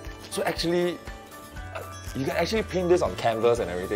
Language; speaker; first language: English; native; English